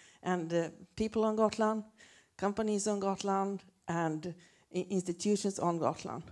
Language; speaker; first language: English; non-native, fluent; Swedish